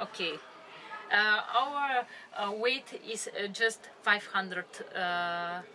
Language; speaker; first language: English; non-native, learner; Slovenian